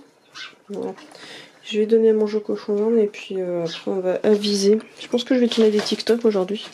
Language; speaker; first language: French; native; French